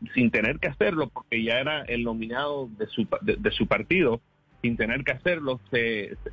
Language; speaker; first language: Spanish; early bilingual, heritage; Spanish